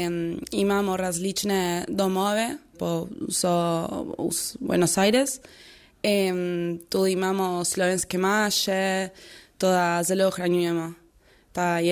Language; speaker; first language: Slovenian; early bilingual, heritage; Spanish